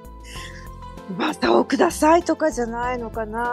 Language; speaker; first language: Japanese; native; Japanese